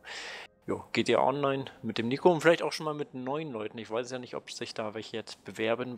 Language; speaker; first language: German; native; German